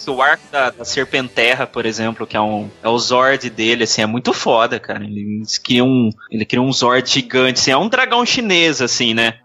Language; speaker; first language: Portuguese; native; Portuguese